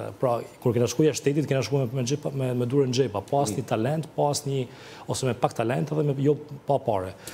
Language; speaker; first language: Albanian; early bilingual, heritage; Albanian